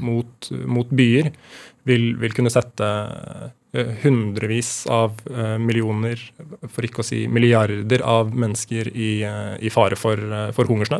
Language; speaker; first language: Norwegian; native; Norwegian